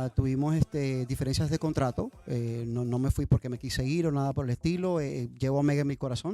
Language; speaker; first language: Spanish; early bilingual, other home language; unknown